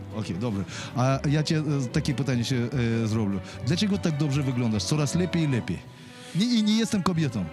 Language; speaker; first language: Polish; non-native, fluent; Russian